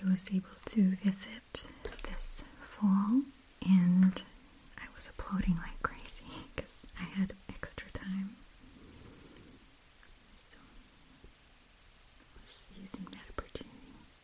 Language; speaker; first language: English; non-native, fluent; Russian